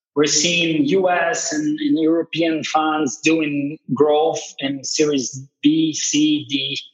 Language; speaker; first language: English; non-native, fluent; Portuguese